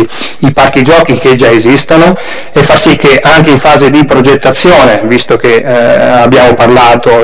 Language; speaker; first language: Italian; native; Italian